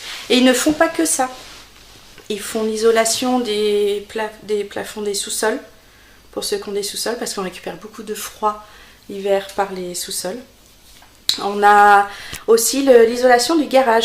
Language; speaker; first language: French; native; French